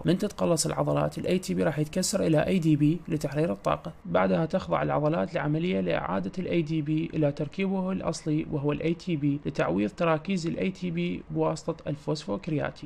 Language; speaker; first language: Arabic; native; Arabic